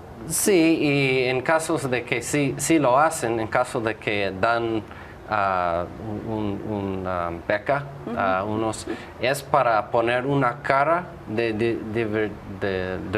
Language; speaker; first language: Spanish; non-native, fluent; English